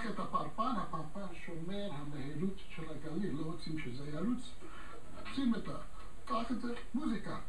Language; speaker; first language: Hebrew; non-native, fluent; English